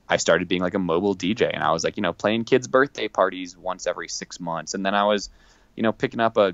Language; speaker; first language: English; native; English